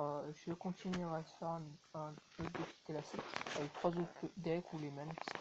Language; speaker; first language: French; native; French